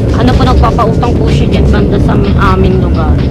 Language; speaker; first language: Filipino; native; Filipino